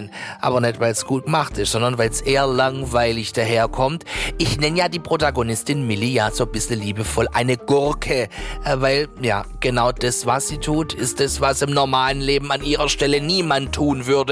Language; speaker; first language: German; native; German